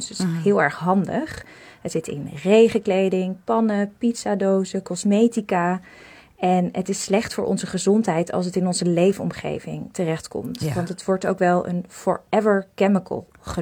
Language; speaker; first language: Dutch; native; Dutch